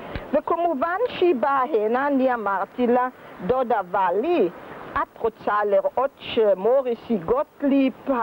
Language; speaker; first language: Hebrew; early bilingual, other home language; German